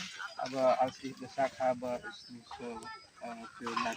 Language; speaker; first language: German; non-native, learner; Indonesian